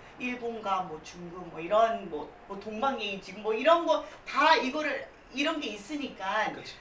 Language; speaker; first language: Korean; early bilingual, heritage; Korean